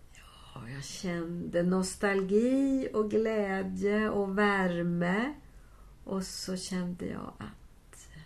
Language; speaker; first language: Swedish; native; Swedish